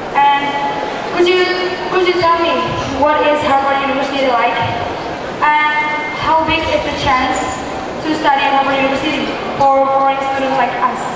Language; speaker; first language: English; non-native, learner; Indonesian